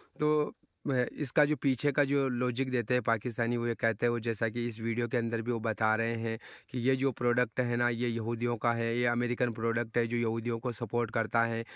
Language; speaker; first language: Hindi; native; Hindi